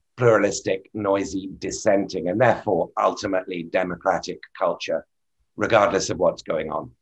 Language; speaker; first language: English; native; English